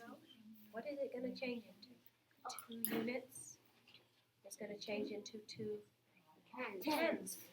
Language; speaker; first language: English; native; English